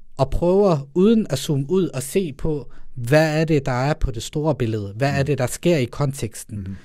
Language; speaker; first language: Danish; early bilingual, other home language; Arabic